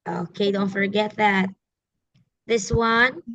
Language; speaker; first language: English; non-native, fluent; Filipino